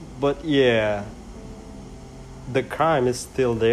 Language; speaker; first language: English; non-native, fluent; Indonesian